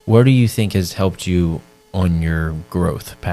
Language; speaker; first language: English; native; English